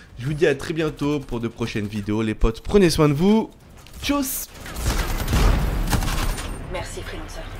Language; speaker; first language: French; native; French